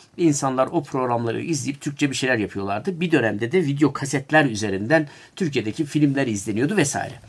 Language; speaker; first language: Turkish; native; Turkish